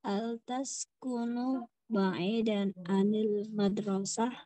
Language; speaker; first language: Arabic; non-native, learner; Indonesian